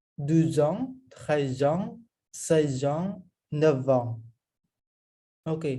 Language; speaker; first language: French; non-native, fluent; Khmer